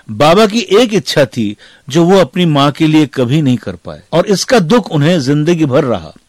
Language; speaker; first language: Hindi; native; Hindi